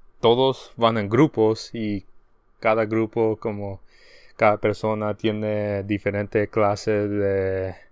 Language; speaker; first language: Spanish; early bilingual, heritage; Spanish